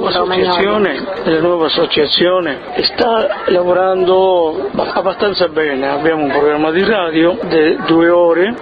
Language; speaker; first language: Italian; early bilingual, heritage; Italian